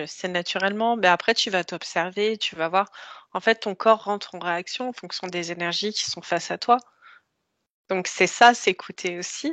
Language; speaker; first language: French; native; French